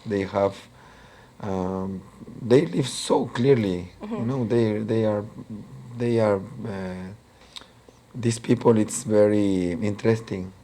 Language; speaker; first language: English; non-native, local second language; Spanish